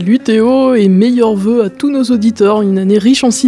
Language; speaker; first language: French; native; French